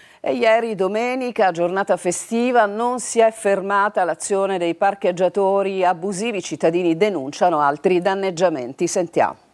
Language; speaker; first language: Italian; native; Italian